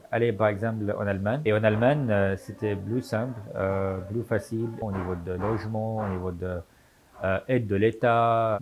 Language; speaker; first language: French; non-native, fluent; Arabic